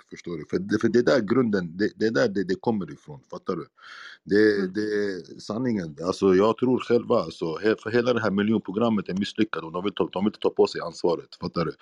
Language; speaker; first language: Swedish; non-native, fluent; Arabic